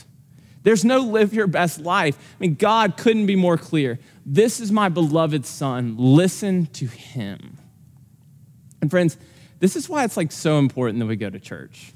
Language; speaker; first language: English; native; English